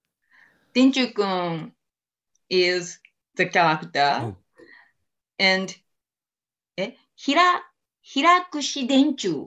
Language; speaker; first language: English; non-native, learner; Japanese